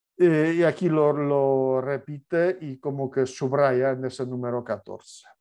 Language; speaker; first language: Spanish; non-native, fluent; Polish